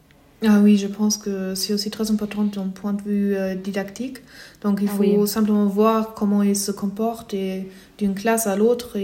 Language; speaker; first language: French; non-native, fluent; German